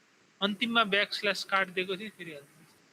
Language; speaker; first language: Nepali; native; Nepali